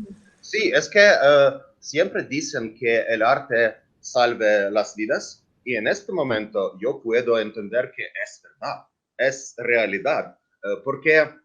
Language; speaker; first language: Spanish; non-native, learner; Ukrainian